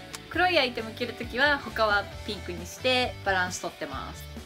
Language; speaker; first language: Japanese; native; Japanese